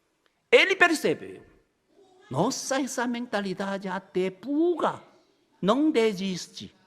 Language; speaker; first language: Portuguese; non-native, learner; Korean